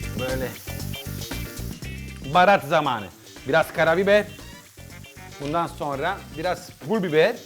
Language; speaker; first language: Turkish; non-native, learner; Italian